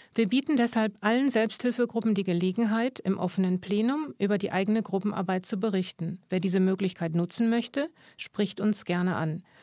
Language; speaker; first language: German; native; German